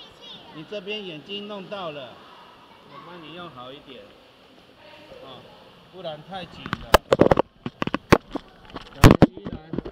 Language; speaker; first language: Chinese; native; Chinese